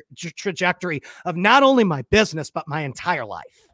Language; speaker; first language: English; native; English